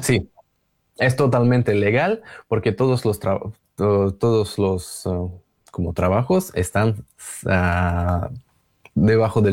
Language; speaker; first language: Spanish; non-native, fluent; Russian